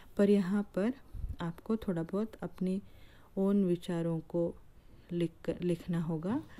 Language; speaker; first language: Hindi; non-native, local second language; Marathi